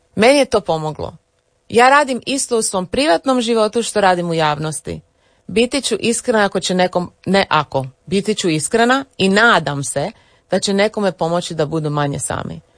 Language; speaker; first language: Croatian; early bilingual, heritage; English